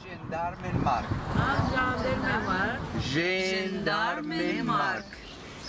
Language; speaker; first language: German; non-native, fluent; Spanish